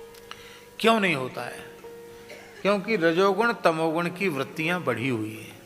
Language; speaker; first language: Hindi; native; Hindi